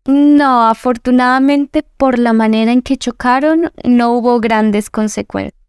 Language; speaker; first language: Spanish; native; Spanish